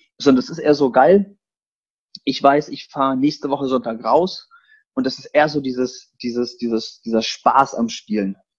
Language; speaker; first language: German; early bilingual, other home language; Polish